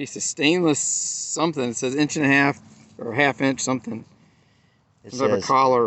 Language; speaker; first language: English; native; English